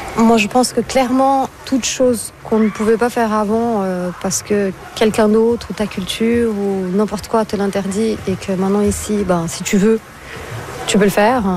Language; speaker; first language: French; non-native, fluent; Portuguese